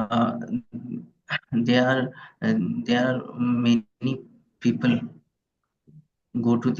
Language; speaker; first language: English; non-native, learner; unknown